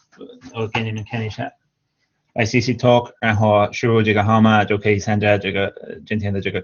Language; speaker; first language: Chinese; non-native, fluent; English